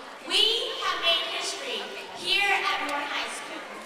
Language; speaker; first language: English; early bilingual, other home language; Vietnamese